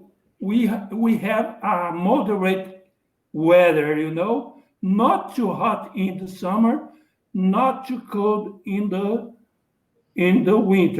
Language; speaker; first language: English; non-native, learner; Portuguese